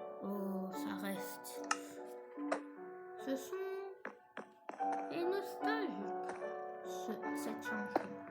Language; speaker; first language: French; non-native, fluent; English